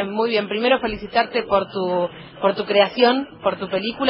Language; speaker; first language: Spanish; native; Spanish